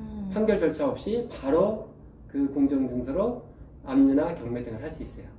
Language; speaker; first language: Korean; native; Korean